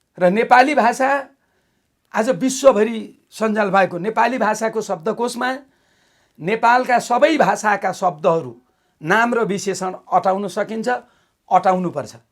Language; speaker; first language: Nepali; native; Nepali